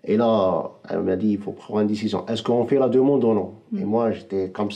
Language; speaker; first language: French; non-native, fluent; Arabic